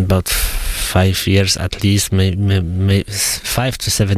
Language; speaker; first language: English; non-native, fluent; Polish